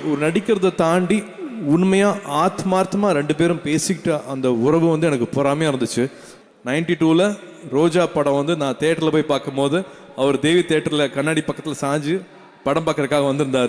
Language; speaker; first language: Tamil; native; Tamil